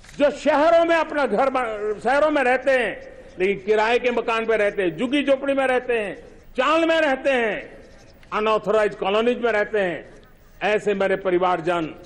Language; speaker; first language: Hindi; non-native, local second language; Gujarati